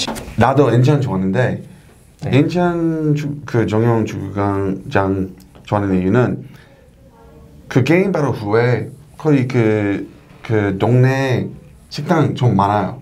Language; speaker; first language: Korean; non-native, learner; English